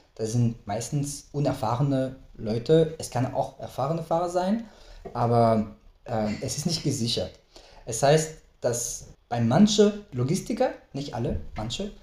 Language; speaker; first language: German; non-native, fluent; French